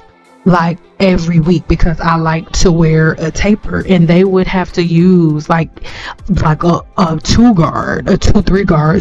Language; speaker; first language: English; native; English